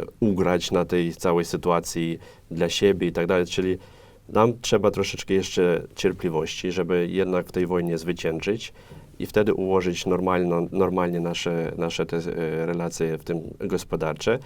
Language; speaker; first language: Polish; non-native, fluent; Ukrainian